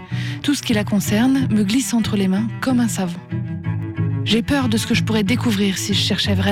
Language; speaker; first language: French; native; French